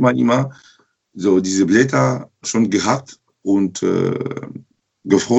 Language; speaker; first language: German; non-native, local second language; French